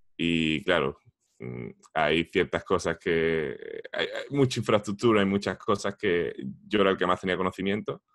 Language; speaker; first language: Spanish; native; Spanish